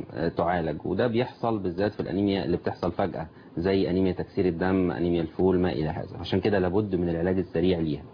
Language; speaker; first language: Arabic; native; Arabic